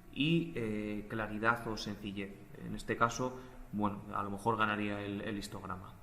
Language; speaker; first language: Spanish; native; Spanish